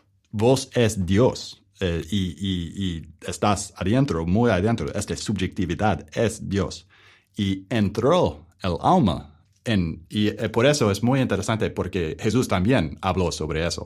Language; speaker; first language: Spanish; non-native, learner; English